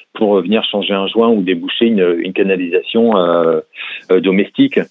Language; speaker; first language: French; native; French